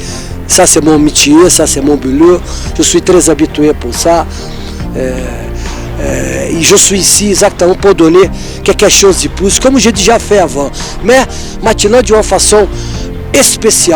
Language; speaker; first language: French; non-native, fluent; Portuguese